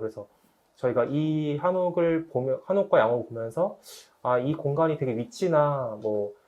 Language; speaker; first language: Korean; native; Korean